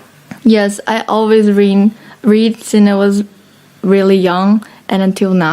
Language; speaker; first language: English; non-native, fluent; Thai